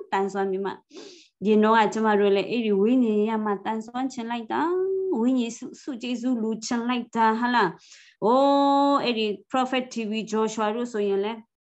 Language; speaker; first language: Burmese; non-native, local second language; Kachin